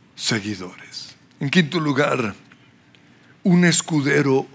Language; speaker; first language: Spanish; non-native, fluent; English